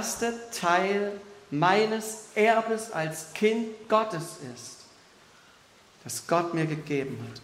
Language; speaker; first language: German; native; German